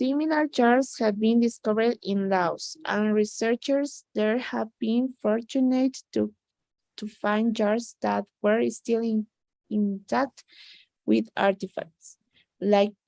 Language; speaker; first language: English; non-native, learner; Spanish